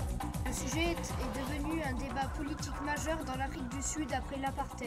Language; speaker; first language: French; non-native, learner; German